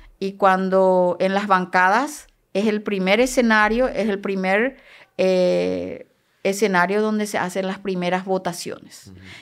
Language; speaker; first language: Spanish; native; Spanish